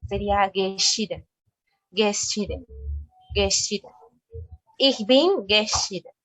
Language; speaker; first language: German; non-native, learner; Spanish